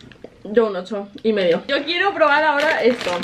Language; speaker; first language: Spanish; native; Spanish